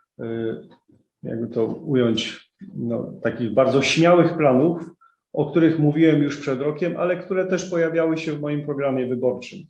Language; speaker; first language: Polish; native; Polish